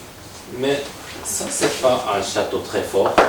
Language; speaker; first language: French; non-native, fluent; Japanese